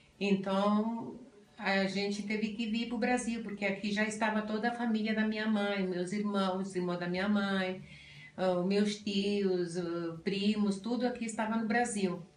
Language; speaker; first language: Portuguese; non-native, fluent; Italian